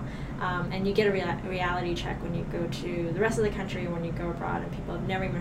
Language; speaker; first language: English; non-native, local second language; Cantonese